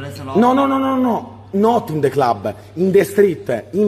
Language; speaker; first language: English; non-native, learner; Italian